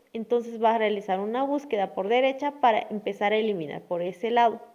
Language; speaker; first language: Spanish; native; Spanish